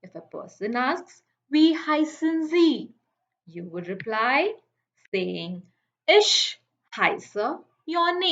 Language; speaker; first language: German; non-native, fluent; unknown